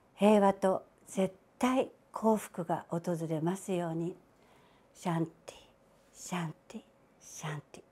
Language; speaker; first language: Japanese; native; Japanese